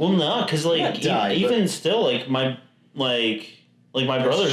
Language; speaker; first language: English; native; English